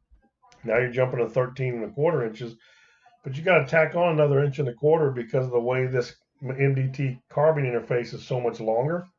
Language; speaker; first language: English; native; English